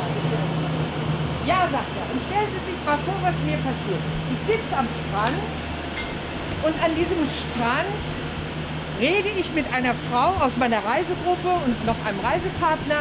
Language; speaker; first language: German; native; German